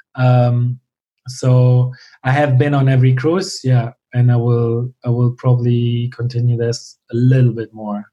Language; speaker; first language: English; non-native, fluent; German